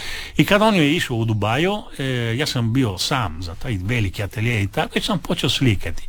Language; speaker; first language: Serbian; non-native, fluent; Italian